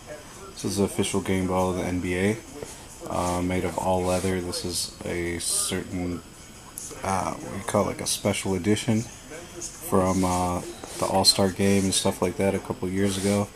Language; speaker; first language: English; native; English